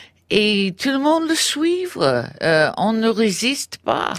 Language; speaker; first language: French; non-native, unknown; English